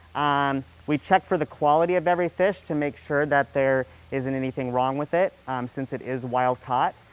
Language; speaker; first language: English; native; English